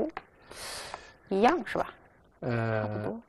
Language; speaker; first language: Chinese; native; Chinese